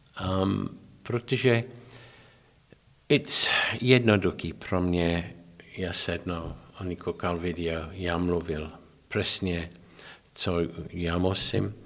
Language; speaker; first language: Czech; non-native, learner; English